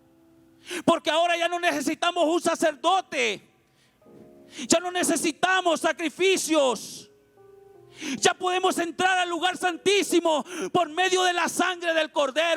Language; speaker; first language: Spanish; native; Spanish